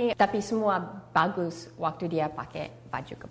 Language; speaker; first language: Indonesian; early bilingual, heritage; English